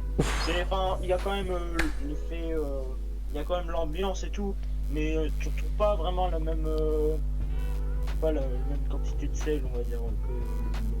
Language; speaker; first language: French; native; French